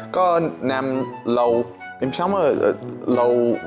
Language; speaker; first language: Vietnamese; non-native, learner; English